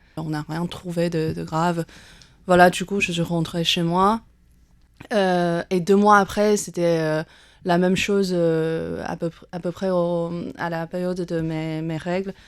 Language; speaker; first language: French; non-native, fluent; Chinese